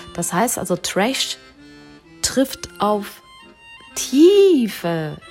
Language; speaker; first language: German; non-native, fluent; Czech